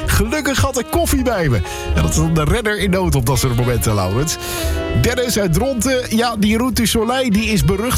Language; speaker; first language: Dutch; native; Dutch